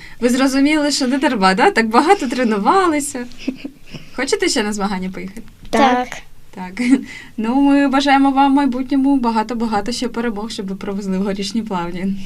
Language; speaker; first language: Ukrainian; native; Ukrainian